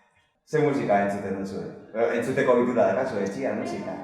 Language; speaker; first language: Basque; native; Basque